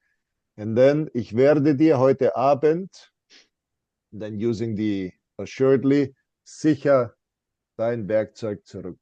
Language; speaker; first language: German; non-native, fluent; English